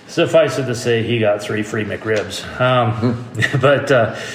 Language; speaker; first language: English; native; English